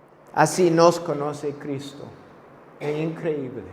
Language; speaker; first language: Spanish; non-native, fluent; English